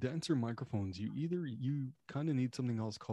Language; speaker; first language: English; non-native, fluent; French